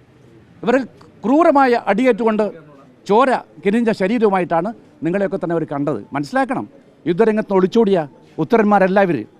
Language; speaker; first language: Malayalam; native; Malayalam